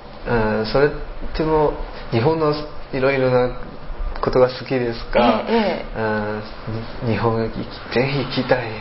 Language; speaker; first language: Japanese; non-native, learner; Chinese